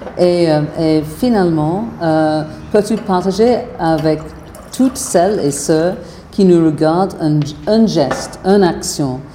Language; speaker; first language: French; non-native, fluent; English